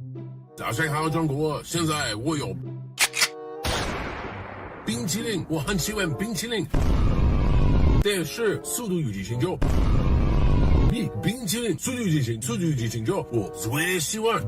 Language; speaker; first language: Chinese; non-native, learner; English